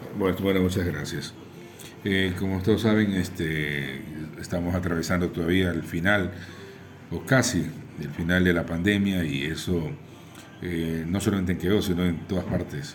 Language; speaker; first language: Spanish; native; Spanish